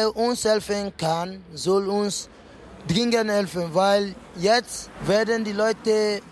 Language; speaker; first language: German; non-native, fluent; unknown